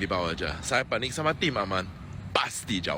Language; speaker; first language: Indonesian; non-native, fluent; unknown